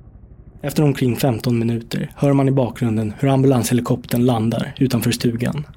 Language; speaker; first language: Swedish; native; Swedish